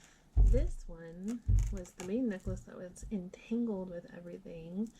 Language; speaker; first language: English; native; English